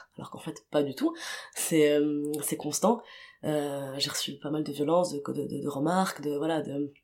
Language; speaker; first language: French; non-native, local second language; Arabic